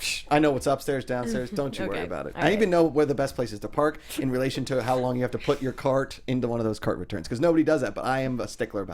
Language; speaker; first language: English; native; English